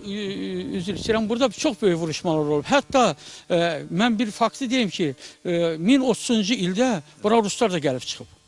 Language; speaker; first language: Azerbaijani; native; Azerbaijani